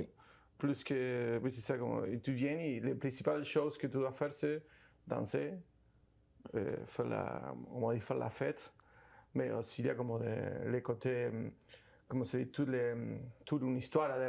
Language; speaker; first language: French; non-native, learner; Spanish